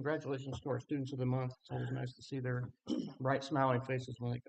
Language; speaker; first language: English; native; English